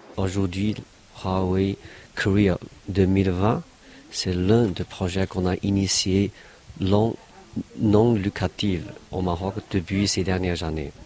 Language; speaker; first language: French; non-native, fluent; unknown